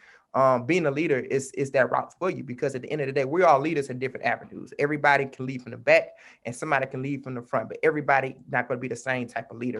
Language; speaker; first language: English; native; English